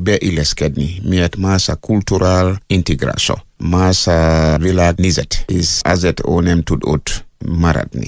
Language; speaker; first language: Hungarian; non-native, learner; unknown